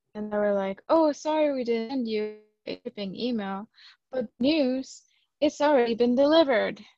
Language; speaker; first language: English; early bilingual, other home language; Spanish